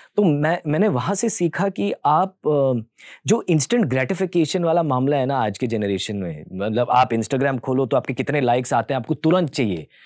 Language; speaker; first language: Hindi; early bilingual, heritage; Hindi